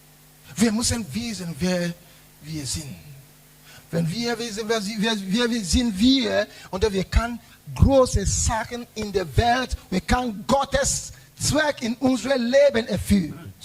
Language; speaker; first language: German; non-native, learner; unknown